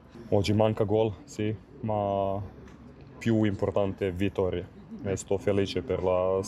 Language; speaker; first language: Italian; non-native, learner; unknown